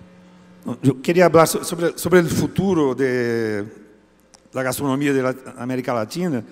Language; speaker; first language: Spanish; non-native, fluent; Portuguese